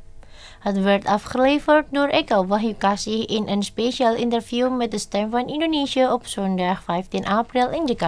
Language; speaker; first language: Dutch; non-native, fluent; Indonesian